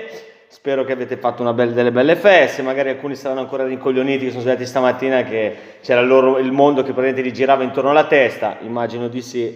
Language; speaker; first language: Italian; native; Italian